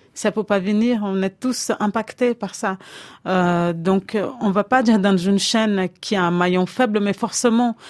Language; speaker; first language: French; non-native, fluent; Portuguese